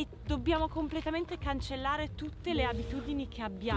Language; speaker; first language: Italian; native; Italian